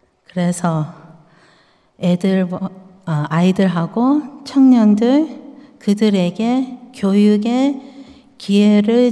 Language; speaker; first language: Korean; early bilingual, heritage; Korean